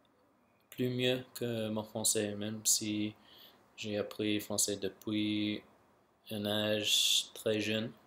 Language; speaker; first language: French; non-native, local second language; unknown